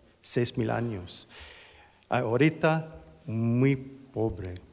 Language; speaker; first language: Spanish; non-native, learner; English